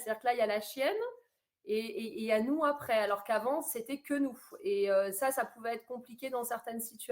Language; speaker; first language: French; native; French